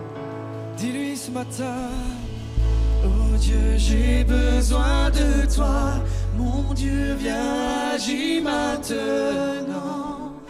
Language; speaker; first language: French; native; French